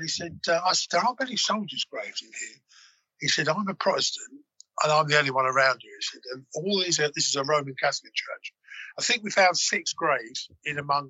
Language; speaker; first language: English; native; English